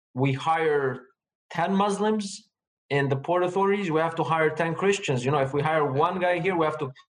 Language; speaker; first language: English; non-native, fluent; Armenian